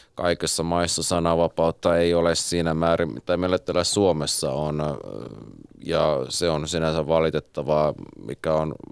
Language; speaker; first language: Finnish; native; Finnish